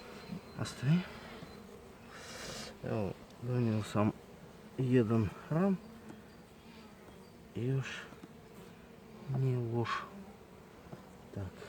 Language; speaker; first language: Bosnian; non-native, learner; Russian